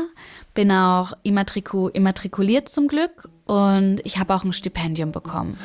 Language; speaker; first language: German; early bilingual, other home language; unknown